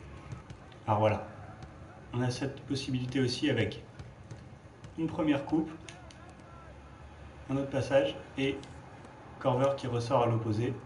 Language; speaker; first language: French; native; French